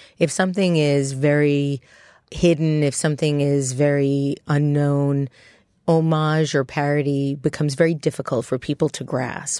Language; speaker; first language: English; native; English